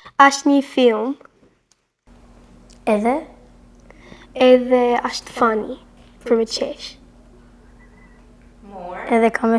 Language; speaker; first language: Albanian; early bilingual, heritage; Albanian